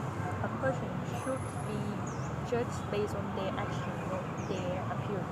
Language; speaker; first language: English; non-native, fluent; Vietnamese